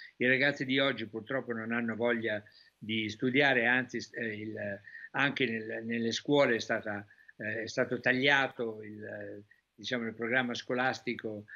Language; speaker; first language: Italian; native; Italian